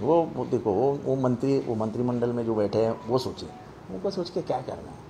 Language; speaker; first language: Hindi; non-native, local second language; Marathi